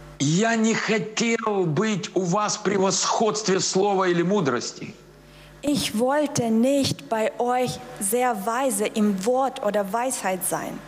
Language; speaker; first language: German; non-native, fluent; Russian